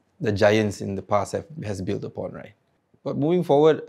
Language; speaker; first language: English; non-native, local second language; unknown